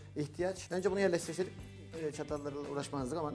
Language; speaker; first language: Turkish; native; Turkish